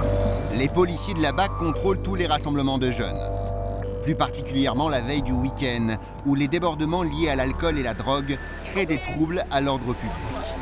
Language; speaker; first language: French; native; French